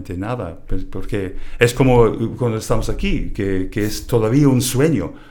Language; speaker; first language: Spanish; non-native, fluent; English